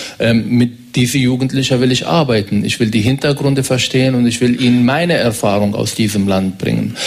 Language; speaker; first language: German; non-native, fluent; Arabic